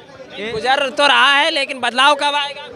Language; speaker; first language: Hindi; native; Hindi